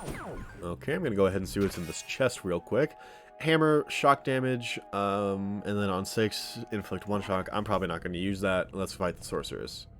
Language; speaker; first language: English; native; English